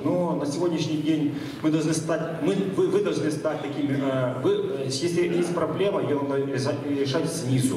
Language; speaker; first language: Russian; native; Russian